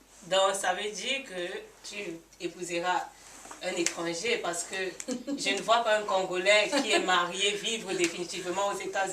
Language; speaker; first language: French; non-native, learner; English